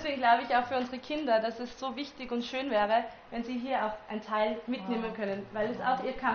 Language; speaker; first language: German; native; German